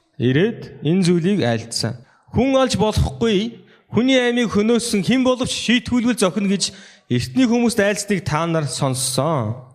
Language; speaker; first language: Mongolian; non-native, fluent; Korean